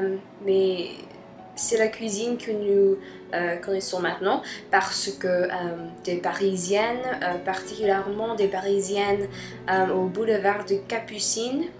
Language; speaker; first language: French; non-native, learner; English